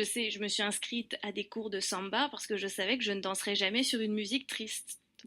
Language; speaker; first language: French; native; French